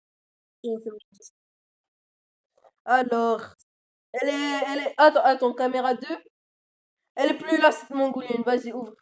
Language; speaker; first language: French; native; French